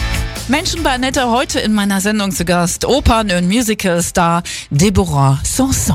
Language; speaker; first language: German; native; German